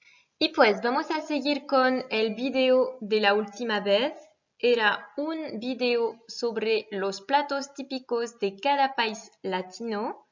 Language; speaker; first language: Spanish; non-native, fluent; French